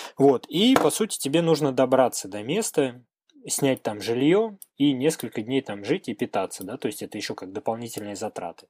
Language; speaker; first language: Russian; native; Russian